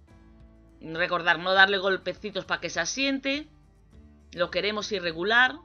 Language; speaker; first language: Spanish; native; Spanish